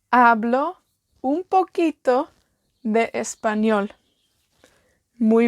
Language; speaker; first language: Spanish; non-native, fluent; Welsh